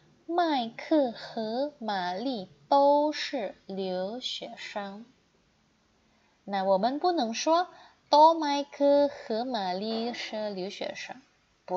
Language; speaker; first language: Chinese; non-native, fluent; Indonesian